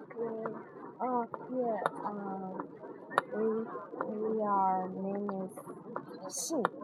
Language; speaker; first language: English; non-native, learner; Chinese